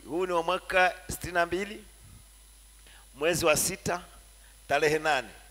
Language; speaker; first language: Swahili; native; Swahili